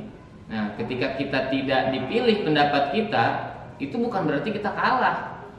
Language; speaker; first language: Indonesian; native; Indonesian